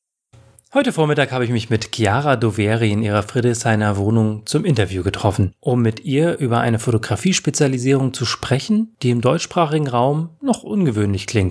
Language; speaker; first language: German; native; German